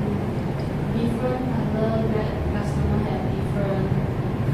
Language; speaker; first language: English; non-native, learner; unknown